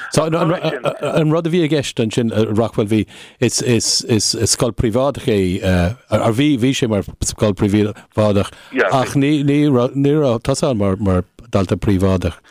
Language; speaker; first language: Irish; native; Irish